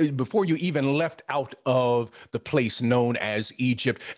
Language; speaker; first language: English; native; English